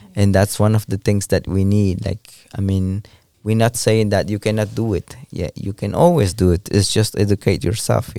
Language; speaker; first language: English; non-native, learner; Kaqchikel